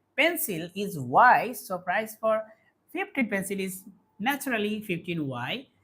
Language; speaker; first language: English; non-native, local second language; Bangla